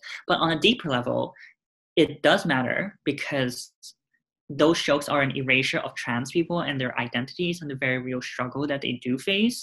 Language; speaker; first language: English; non-native, local second language; Cantonese